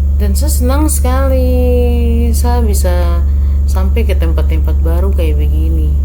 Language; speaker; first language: Indonesian; native; Indonesian